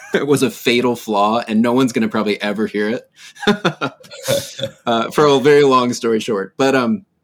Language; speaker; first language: English; native; English